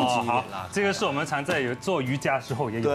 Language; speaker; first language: Chinese; native; Chinese